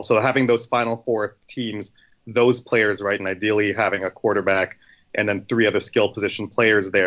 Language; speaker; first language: English; native; English